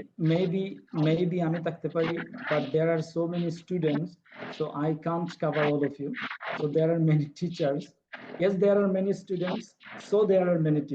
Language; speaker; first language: English; non-native, fluent; Bangla